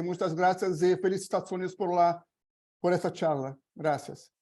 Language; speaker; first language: Spanish; non-native, learner; Portuguese